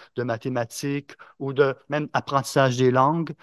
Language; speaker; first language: French; native; French